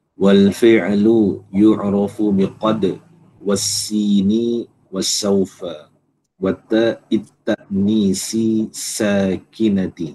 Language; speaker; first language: Arabic; non-native, learner; Malay